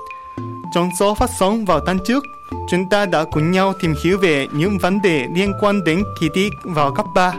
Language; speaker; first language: Vietnamese; non-native, learner; Japanese